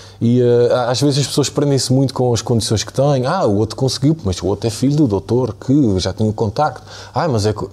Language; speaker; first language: Portuguese; native; Portuguese